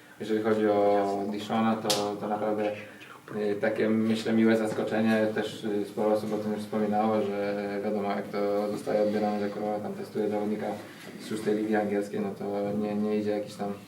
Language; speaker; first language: Polish; native; Polish